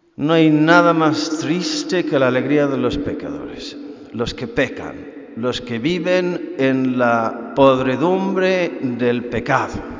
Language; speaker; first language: Spanish; non-native, fluent; English